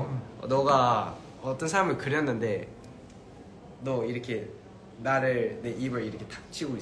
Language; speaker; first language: Korean; early bilingual, heritage; Korean